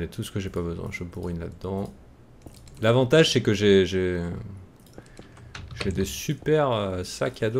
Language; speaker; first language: French; native; French